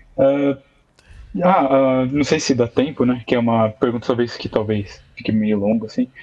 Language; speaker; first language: Portuguese; native; Portuguese